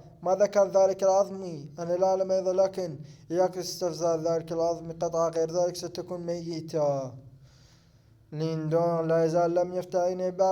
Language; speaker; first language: Arabic; native; Arabic